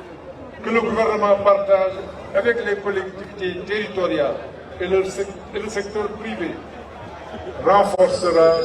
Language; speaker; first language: French; non-native, local second language; Wolof